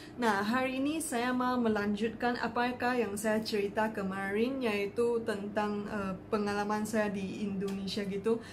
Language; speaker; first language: Indonesian; non-native, fluent; Chinese